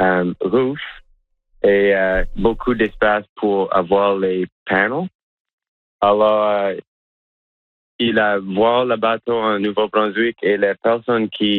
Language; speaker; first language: French; non-native, local second language; English